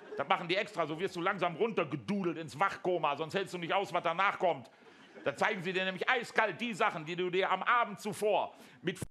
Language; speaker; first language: German; native; German